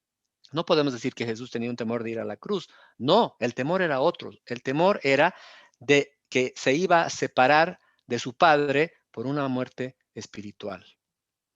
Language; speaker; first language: Spanish; native; Spanish